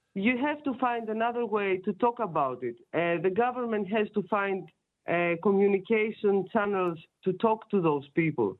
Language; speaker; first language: English; non-native, fluent; Greek